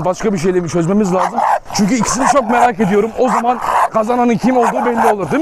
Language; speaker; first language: Turkish; native; Turkish